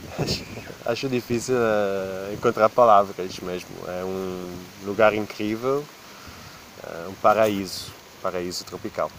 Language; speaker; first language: Portuguese; non-native, learner; Italian